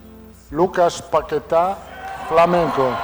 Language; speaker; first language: Portuguese; non-native, learner; Italian